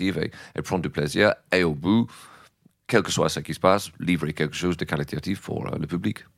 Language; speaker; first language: French; non-native, fluent; English